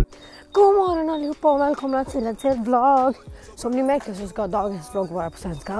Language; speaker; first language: Swedish; native; Swedish